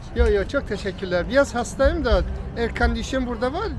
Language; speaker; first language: Turkish; non-native, learner; Persian